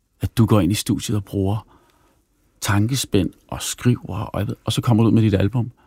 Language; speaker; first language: Danish; early bilingual, other home language; Arabic